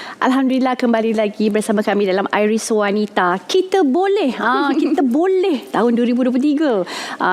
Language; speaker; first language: Malay; native; Malay